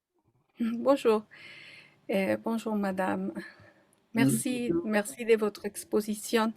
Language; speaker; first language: French; non-native, fluent; Spanish